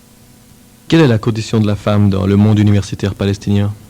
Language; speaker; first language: French; native; French